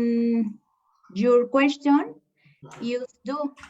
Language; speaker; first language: English; non-native, learner; Spanish